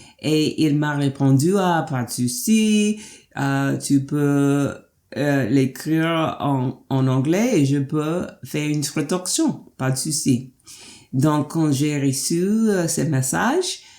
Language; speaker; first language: French; non-native, fluent; English